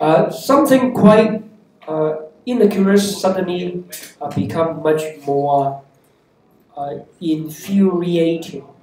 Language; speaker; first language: English; non-native, local second language; Cantonese